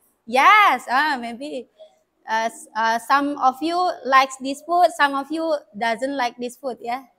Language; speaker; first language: English; non-native, learner; Indonesian